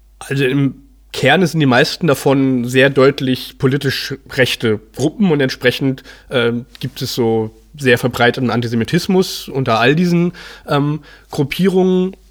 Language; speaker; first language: German; native; German